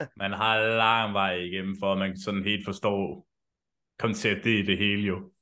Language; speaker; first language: Danish; native; Danish